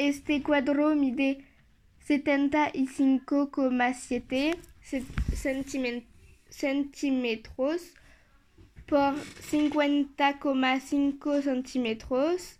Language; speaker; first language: Spanish; non-native, learner; French